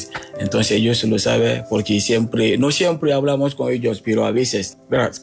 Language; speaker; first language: Spanish; non-native, learner; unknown